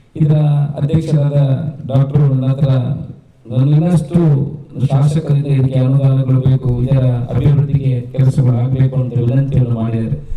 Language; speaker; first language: Kannada; non-native, local second language; Tulu